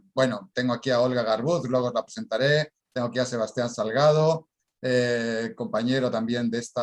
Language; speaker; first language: Spanish; native; Spanish